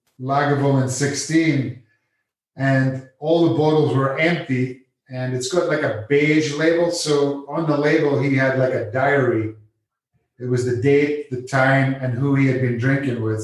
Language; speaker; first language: English; native; English